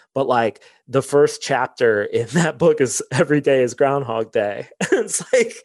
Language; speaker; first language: English; native; English